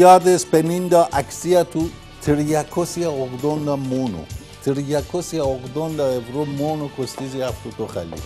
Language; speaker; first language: Greek; non-native, learner; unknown